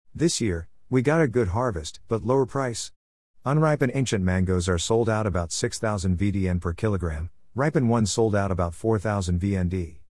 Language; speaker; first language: English; non-native, fluent; Vietnamese